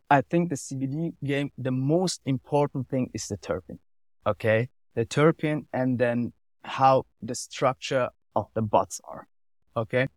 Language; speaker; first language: English; non-native, learner; German